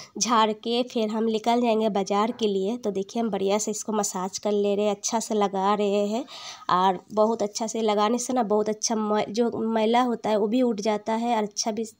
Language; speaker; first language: Hindi; non-native, local second language; Bangla